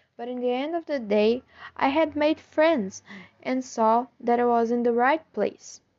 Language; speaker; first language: English; non-native, learner; Chinese